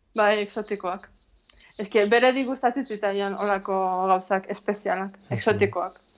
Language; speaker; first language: Basque; non-native, fluent; Ukrainian